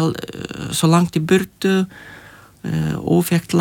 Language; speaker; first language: Icelandic; non-native, learner; Lithuanian